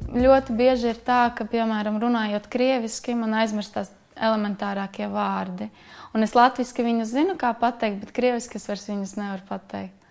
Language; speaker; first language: Latvian; non-native, local second language; Russian